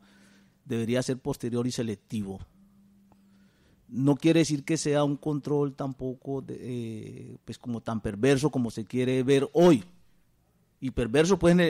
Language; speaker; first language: Spanish; native; Spanish